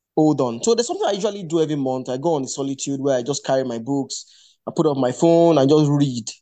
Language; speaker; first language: English; non-native, local second language; Yoruba